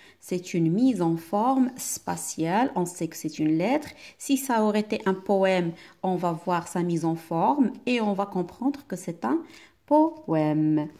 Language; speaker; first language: French; non-native, local second language; Arabic